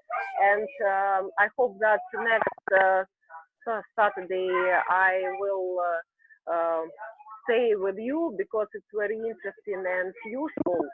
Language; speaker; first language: English; non-native, learner; Russian